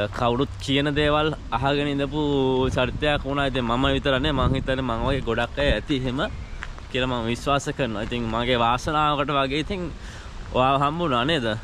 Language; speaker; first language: Sinhala; native; Sinhala